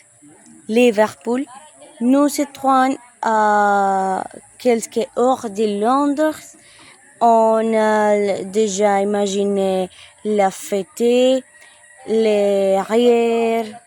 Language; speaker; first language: French; non-native, learner; Spanish